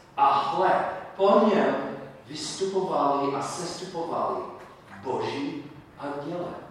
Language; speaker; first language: Czech; non-native, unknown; English